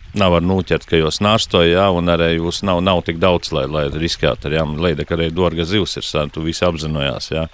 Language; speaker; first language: Latvian; native; Latvian